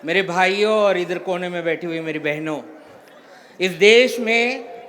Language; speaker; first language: Hindi; non-native, local second language; Marathi